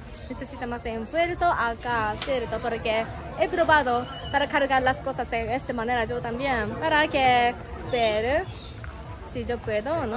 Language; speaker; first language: Spanish; non-native, learner; Japanese